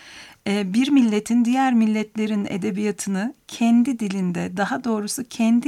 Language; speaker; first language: Turkish; native; Turkish